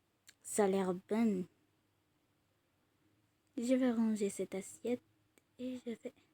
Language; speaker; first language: French; non-native, learner; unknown